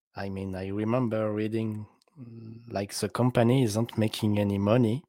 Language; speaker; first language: English; non-native, fluent; French